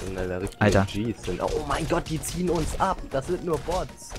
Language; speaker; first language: German; native; German